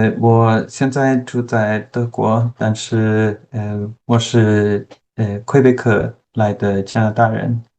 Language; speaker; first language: Chinese; non-native, learner; French